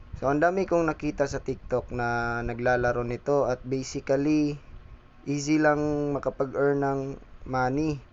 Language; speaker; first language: Filipino; non-native, local second language; Cebuano